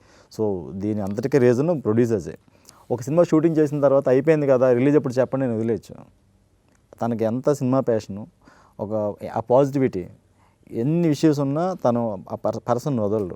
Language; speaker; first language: Telugu; native; Telugu